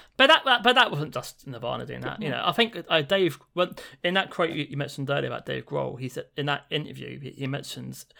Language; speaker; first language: English; native; English